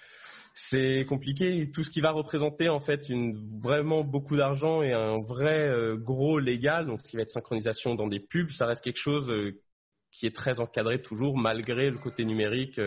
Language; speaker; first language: French; native; French